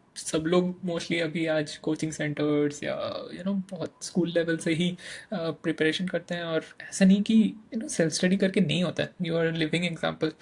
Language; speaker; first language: Hindi; non-native, local second language; Bangla